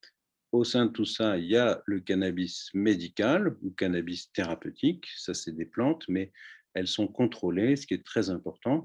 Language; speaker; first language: French; native; French